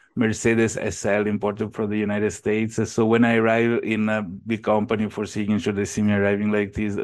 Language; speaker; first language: English; non-native, fluent; Italian